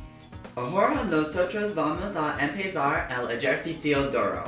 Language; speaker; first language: Spanish; non-native, learner; English